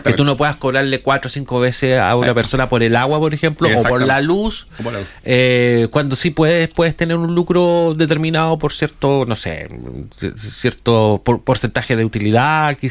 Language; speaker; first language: Spanish; native; Spanish